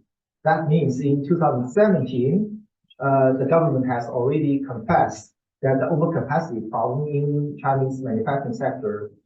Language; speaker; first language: English; non-native, fluent; Chinese